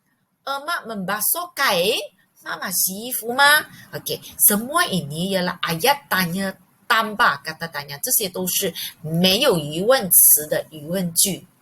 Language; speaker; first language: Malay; non-native, local second language; Chinese